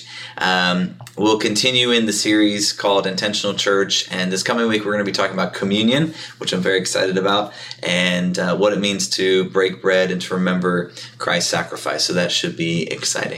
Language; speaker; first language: English; native; English